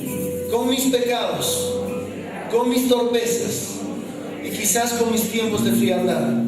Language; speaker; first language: Spanish; native; Spanish